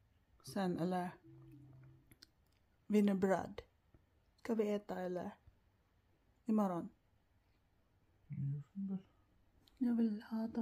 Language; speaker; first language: Swedish; non-native, learner; Filipino